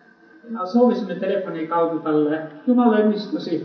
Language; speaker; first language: Finnish; non-native, learner; Estonian